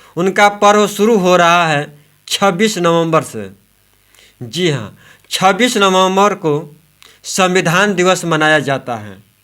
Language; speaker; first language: Hindi; native; Hindi